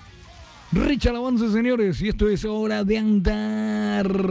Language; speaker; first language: Spanish; native; Spanish